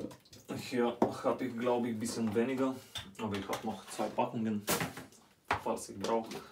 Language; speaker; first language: German; non-native, fluent; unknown